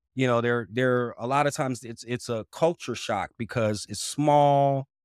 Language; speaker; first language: English; native; English